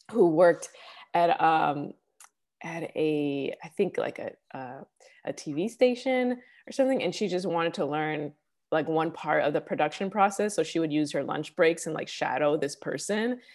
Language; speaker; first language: English; native; English